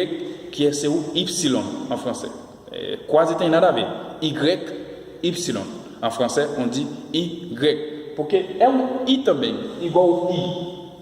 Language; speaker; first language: Portuguese; non-native, fluent; Haitian Creole